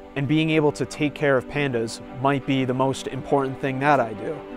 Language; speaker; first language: English; native; English